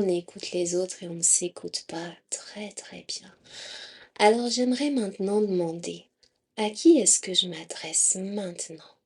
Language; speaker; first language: French; native; French